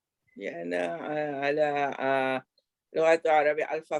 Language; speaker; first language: Arabic; non-native, learner; Malay